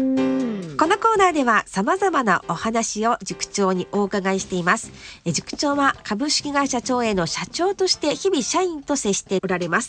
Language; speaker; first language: Japanese; native; Japanese